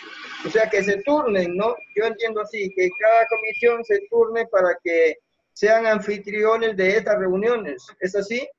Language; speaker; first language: Spanish; native; Spanish